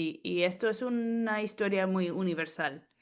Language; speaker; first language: Spanish; early bilingual, heritage; English